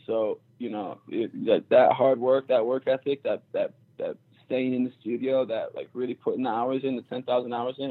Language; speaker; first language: English; native; English